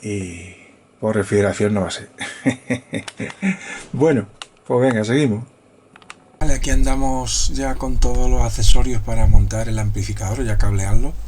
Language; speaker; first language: Spanish; native; Spanish